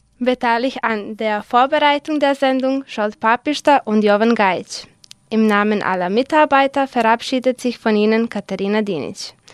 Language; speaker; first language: German; non-native, fluent; Serbian